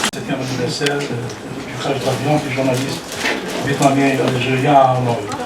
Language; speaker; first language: French; non-native, local second language; Arabic